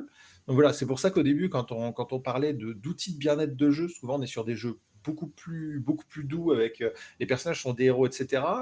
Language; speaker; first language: French; native; French